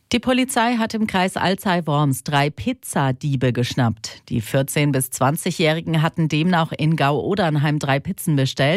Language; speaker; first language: German; native; German